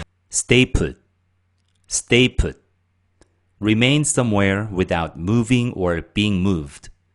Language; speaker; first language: English; non-native, fluent; Korean